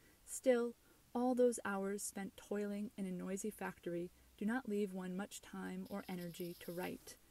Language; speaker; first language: English; native; English